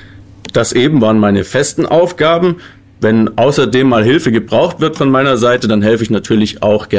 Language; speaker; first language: German; native; German